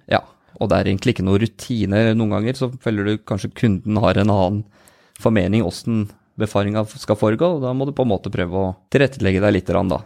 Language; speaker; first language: Norwegian; native; Norwegian